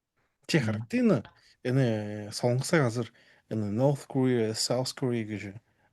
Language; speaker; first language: Mongolian; non-native, learner; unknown